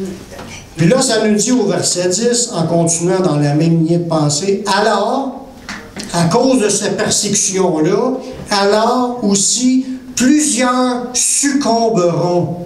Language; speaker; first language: French; native; French